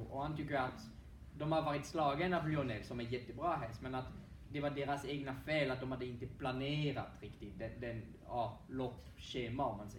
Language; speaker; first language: Swedish; non-native, fluent; French